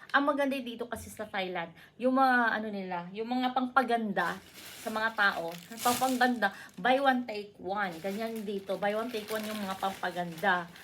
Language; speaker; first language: Filipino; non-native, local second language; Cebuano